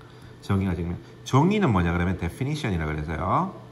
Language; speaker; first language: Korean; native; Korean